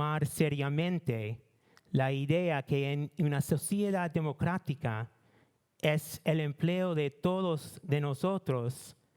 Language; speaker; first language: Spanish; non-native, learner; English